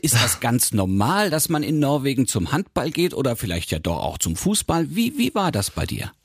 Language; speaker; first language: German; native; German